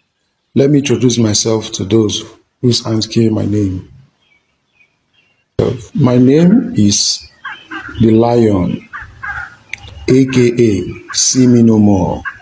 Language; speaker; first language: Nigerian Pidgin; non-native, local second language; Igbo